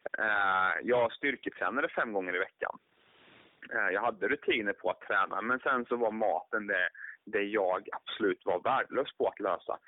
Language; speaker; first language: Swedish; native; Swedish